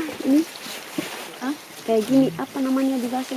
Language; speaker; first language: Indonesian; non-native, learner; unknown